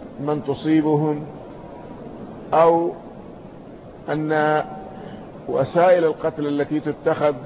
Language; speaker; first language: Arabic; native; Arabic